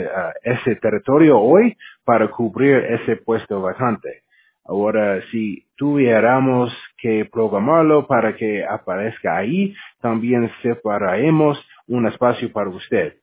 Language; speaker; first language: Spanish; non-native, learner; English